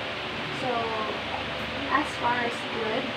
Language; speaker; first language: English; non-native, local second language; Filipino